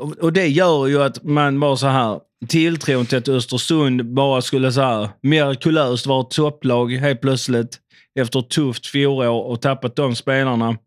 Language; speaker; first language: Swedish; native; Swedish